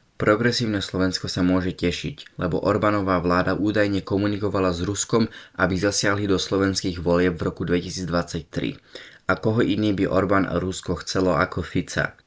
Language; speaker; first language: Slovak; early bilingual, heritage; Slovak